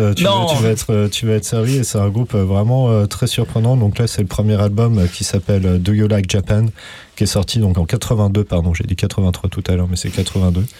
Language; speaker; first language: French; native; French